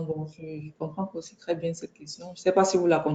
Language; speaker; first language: French; native; French